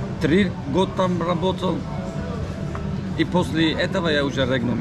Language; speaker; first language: Russian; non-native, learner; Turkish